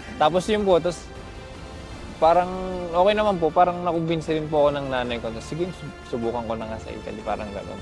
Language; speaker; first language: Filipino; native; Filipino